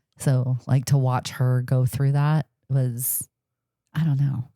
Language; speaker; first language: English; native; English